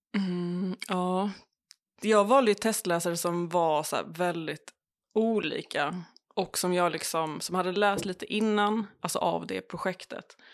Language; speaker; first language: Swedish; native; Swedish